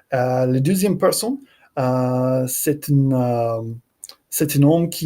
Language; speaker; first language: French; non-native, learner; English